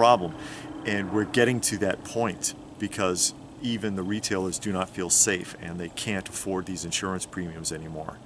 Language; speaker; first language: English; native; English